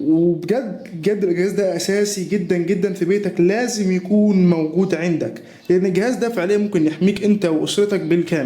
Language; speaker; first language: Arabic; native; Arabic